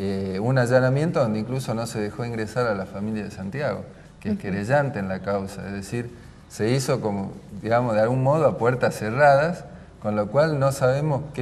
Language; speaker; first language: Spanish; native; Spanish